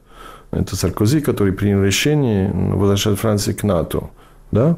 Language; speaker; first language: Russian; non-native, fluent; English